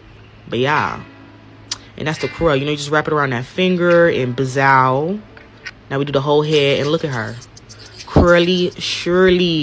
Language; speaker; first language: English; native; English